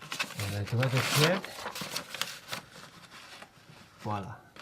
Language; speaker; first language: French; non-native, learner; English